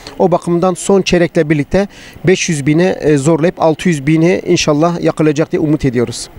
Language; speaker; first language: Turkish; native; Turkish